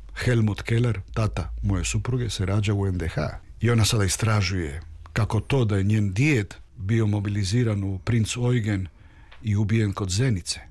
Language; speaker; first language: Serbian; early bilingual, heritage; Croatian